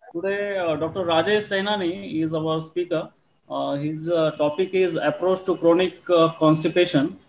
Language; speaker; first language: English; non-native, local second language; Marathi